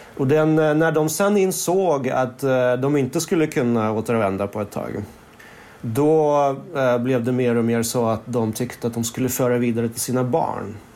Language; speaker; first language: Swedish; early bilingual, other home language; Russian